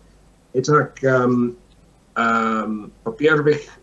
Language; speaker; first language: Russian; non-native, learner; English